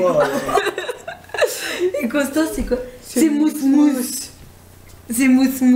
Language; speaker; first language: French; native; French